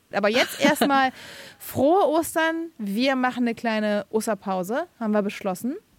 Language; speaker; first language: German; native; German